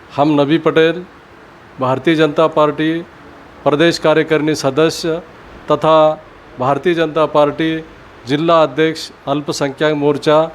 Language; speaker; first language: Hindi; non-native, local second language; Urdu